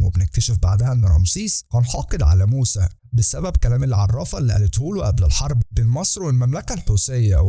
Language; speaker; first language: Arabic; native; Arabic